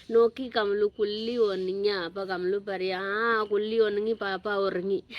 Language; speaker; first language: Malayalam; non-native, local second language; Hindi